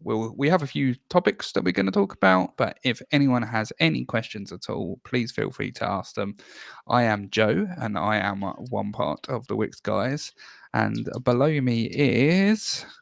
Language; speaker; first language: English; native; English